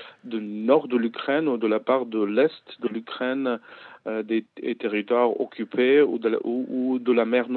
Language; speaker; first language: French; non-native, fluent; Ukrainian